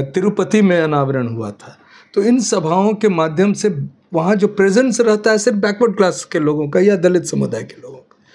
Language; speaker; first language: Hindi; native; Hindi